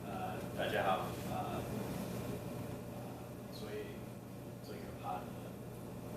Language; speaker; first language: Chinese; non-native, fluent; English